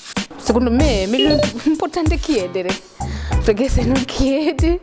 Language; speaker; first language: Italian; non-native, learner; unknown